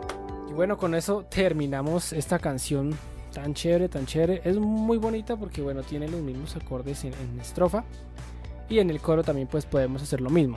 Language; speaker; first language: Spanish; native; Spanish